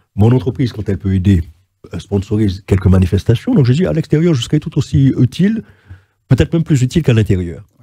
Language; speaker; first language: French; native; French